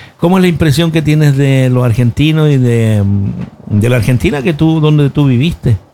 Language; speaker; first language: Spanish; native; Spanish